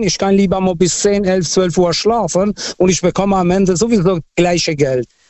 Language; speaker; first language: German; non-native, local second language; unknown